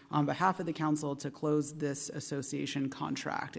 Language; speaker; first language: English; native; English